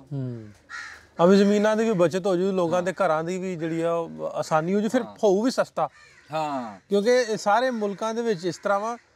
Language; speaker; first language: Punjabi; native; Punjabi